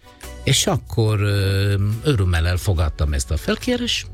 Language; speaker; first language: Hungarian; non-native, learner; Italian